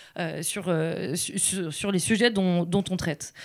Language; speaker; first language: French; native; French